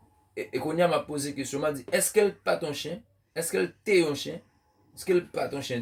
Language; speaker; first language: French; non-native, local second language; Haitian Creole